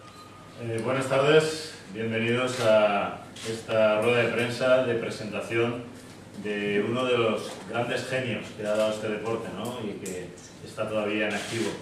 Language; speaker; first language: Spanish; native; Spanish